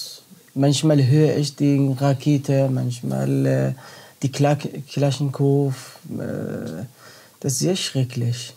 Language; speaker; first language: German; non-native, learner; Arabic